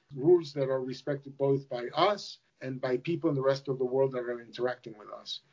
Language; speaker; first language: English; non-native, fluent; Spanish